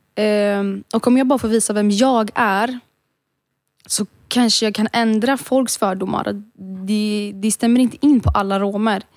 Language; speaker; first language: Swedish; early bilingual, other home language; Romany